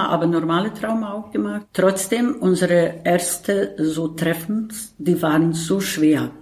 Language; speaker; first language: German; non-native, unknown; Bosnian